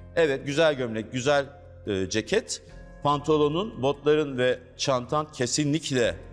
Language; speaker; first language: Turkish; native; Turkish